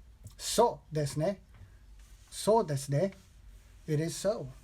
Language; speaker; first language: Japanese; non-native, learner; English